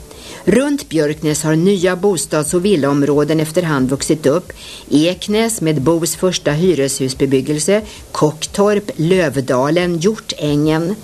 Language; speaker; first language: Swedish; native; Swedish